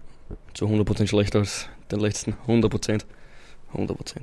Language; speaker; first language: German; native; German